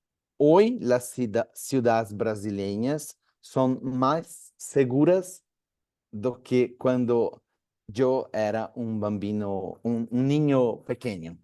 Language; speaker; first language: Spanish; non-native, learner; Portuguese